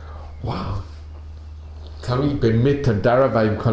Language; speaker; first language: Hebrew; non-native, learner; English